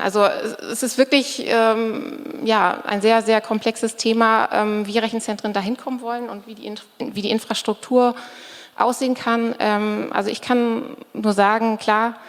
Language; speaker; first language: German; native; German